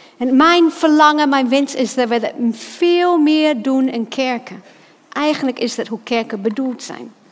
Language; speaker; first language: Dutch; non-native, fluent; English